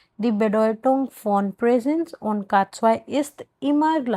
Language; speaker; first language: German; non-native, learner; Hindi